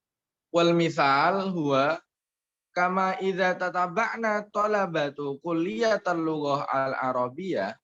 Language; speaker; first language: Arabic; non-native, learner; Indonesian